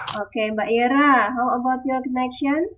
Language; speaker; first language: English; non-native, fluent; Indonesian